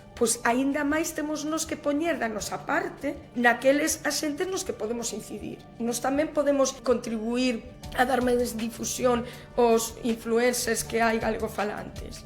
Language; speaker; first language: Galician; non-native, local second language; Spanish